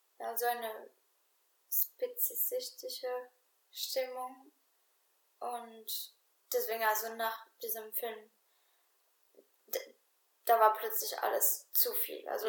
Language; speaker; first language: German; non-native, fluent; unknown